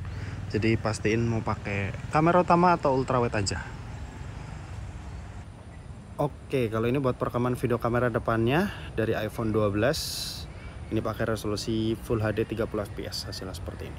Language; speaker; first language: Indonesian; native; Indonesian